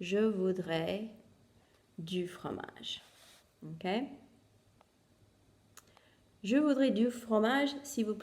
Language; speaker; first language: French; non-native, fluent; English